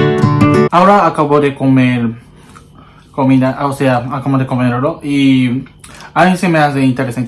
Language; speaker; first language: Spanish; non-native, learner; Japanese